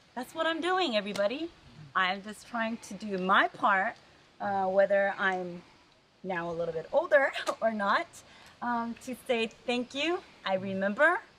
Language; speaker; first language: English; early bilingual, other home language; Korean